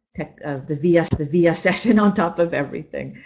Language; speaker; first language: English; native; English